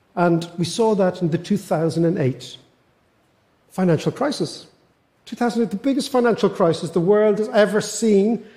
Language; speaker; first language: English; native; English